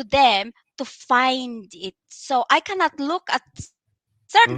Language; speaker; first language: English; non-native, local second language; Filipino